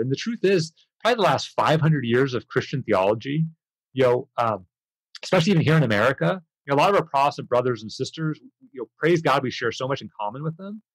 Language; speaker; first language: English; early bilingual, other home language; Spanish